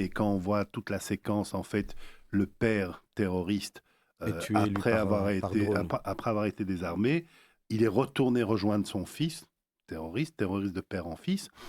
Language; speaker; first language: French; native; French